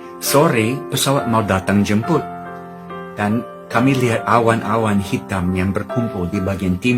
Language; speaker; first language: Indonesian; non-native, fluent; English